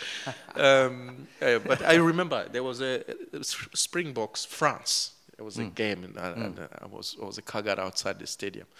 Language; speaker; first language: English; non-native, local second language; Kinyarwanda